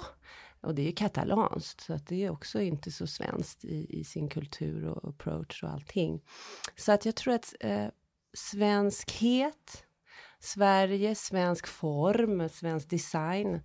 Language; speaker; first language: Swedish; early bilingual, heritage; Swedish